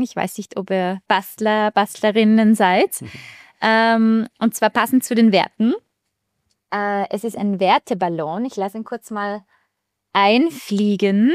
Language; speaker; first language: German; native; German